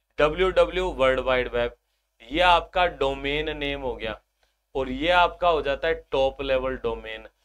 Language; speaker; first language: Hindi; native; Hindi